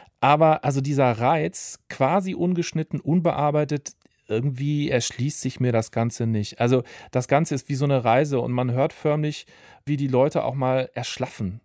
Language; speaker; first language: German; native; German